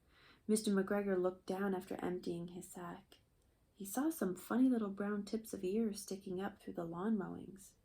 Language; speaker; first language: English; native; English